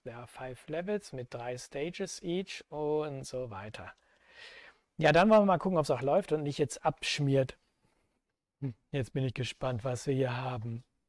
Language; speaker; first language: German; native; German